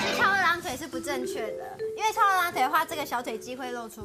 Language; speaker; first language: Chinese; native; Chinese